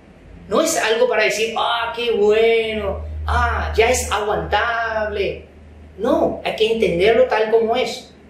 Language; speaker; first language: Spanish; non-native, fluent; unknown